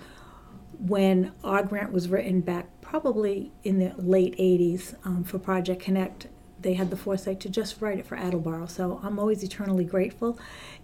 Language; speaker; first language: English; native; English